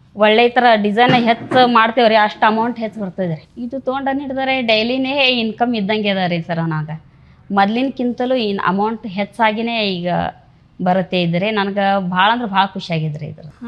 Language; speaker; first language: Kannada; native; Kannada